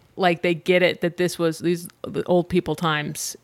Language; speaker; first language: English; native; English